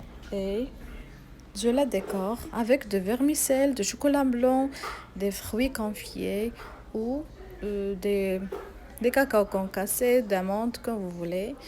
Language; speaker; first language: French; non-native, local second language; Arabic